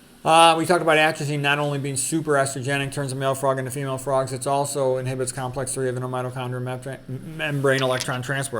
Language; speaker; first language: English; native; English